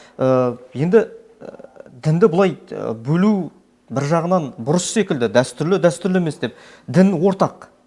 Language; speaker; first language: Kazakh; native; Kazakh